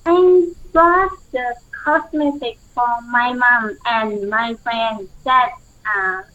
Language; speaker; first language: English; non-native, learner; Thai